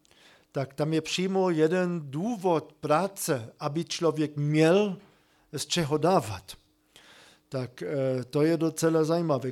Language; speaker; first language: Czech; non-native, fluent; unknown